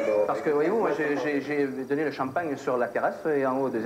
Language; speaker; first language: French; native; French